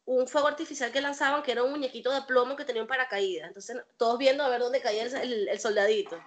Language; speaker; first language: Spanish; native; Spanish